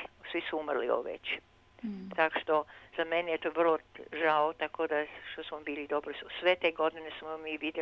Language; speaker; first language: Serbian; early bilingual, heritage; Serbian